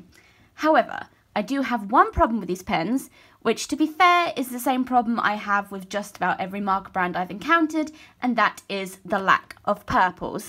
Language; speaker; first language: English; native; English